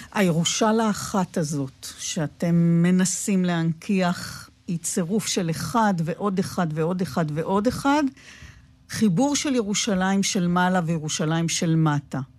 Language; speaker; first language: Hebrew; native; Hebrew